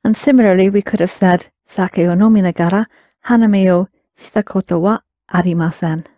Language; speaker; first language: Japanese; non-native, fluent; English